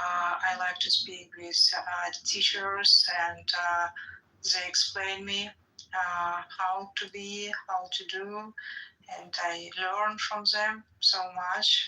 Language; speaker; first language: English; non-native, learner; Russian